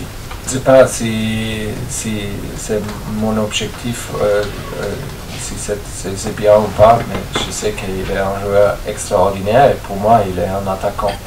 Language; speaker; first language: French; non-native, fluent; German